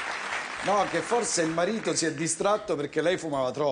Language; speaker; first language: Italian; native; Italian